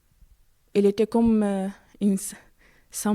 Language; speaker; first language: French; non-native, learner; Arabic